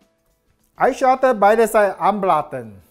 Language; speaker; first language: German; non-native, learner; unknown